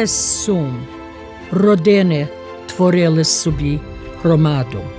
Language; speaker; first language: Ukrainian; early bilingual, heritage; Ukrainian